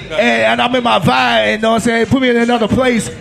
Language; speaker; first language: English; native; English